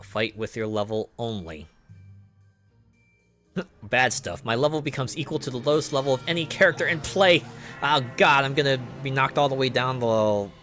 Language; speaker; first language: English; native; English